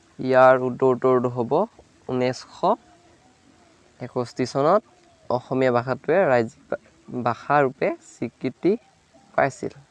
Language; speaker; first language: Assamese; native; Assamese